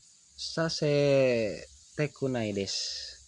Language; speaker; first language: Japanese; non-native, learner; Indonesian